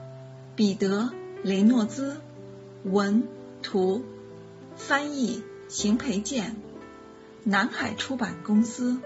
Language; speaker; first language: Chinese; native; Chinese